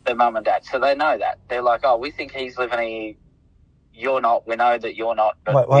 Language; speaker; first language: English; native; English